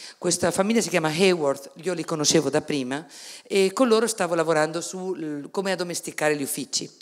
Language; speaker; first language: Italian; non-native, fluent; Spanish